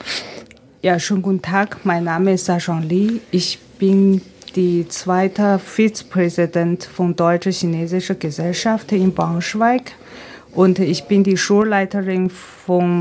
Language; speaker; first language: German; non-native, fluent; Chinese